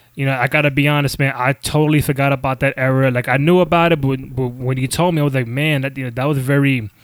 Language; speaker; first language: English; native; English